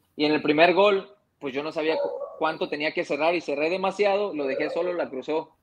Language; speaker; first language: Spanish; early bilingual, heritage; Spanish